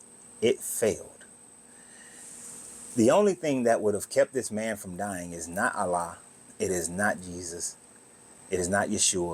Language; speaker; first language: English; native; English